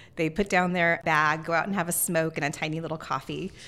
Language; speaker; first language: English; native; English